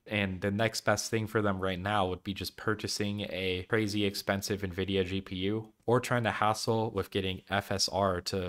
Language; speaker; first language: English; native; English